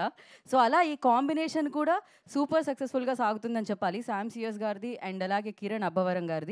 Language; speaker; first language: Telugu; native; Telugu